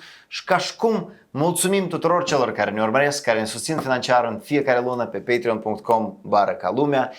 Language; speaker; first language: Romanian; native; Romanian